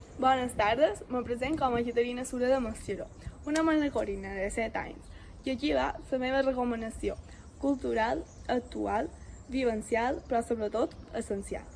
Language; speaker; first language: Catalan; native; Catalan